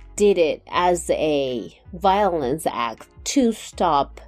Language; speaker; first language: English; non-native, fluent; Japanese